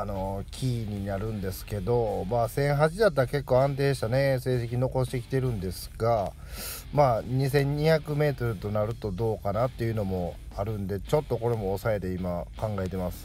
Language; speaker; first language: Japanese; native; Japanese